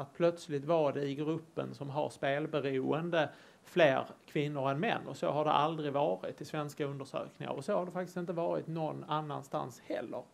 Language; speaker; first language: Swedish; native; Swedish